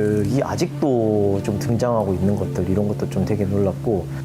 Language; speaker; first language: Korean; native; Korean